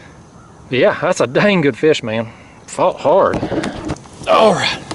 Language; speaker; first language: English; native; English